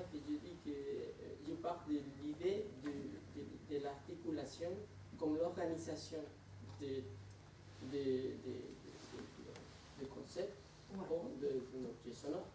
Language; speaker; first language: French; non-native, learner; Spanish